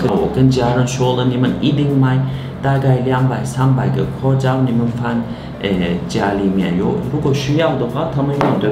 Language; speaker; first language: Chinese; non-native, learner; Turkish